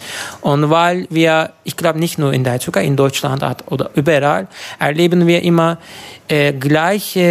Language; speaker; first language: German; non-native, learner; Turkish